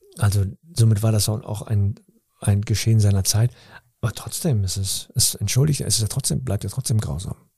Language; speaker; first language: German; early bilingual, other home language; Turkish